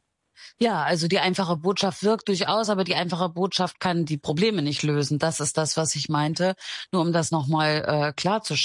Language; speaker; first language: German; native; German